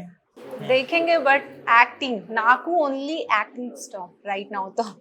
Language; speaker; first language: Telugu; non-native, learner; Hindi